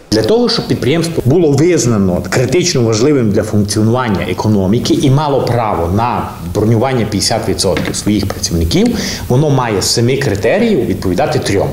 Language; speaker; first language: Ukrainian; native; Ukrainian